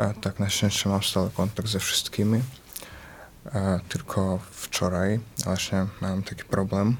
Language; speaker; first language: Polish; early bilingual, other home language; Ukrainian